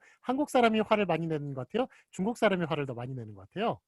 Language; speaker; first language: Korean; native; Korean